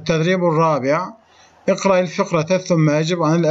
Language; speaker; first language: Arabic; non-native, fluent; Turkish